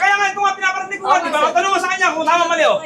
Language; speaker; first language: Filipino; native; Filipino